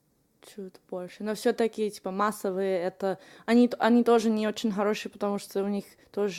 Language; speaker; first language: Russian; non-native, fluent; English